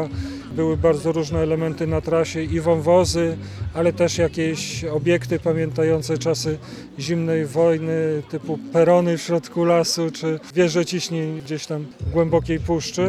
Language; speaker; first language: Polish; native; Polish